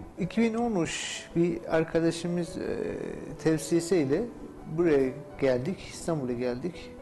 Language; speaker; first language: Turkish; non-native, fluent; Persian